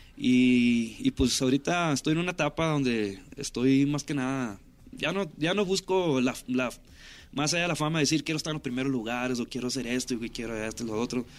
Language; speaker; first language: Spanish; native; Spanish